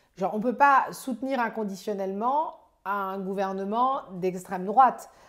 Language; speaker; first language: French; native; French